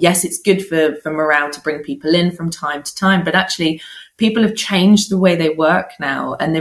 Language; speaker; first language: English; native; English